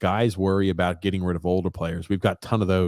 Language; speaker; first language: English; native; English